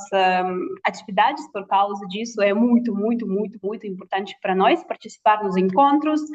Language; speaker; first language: Portuguese; non-native, fluent; Russian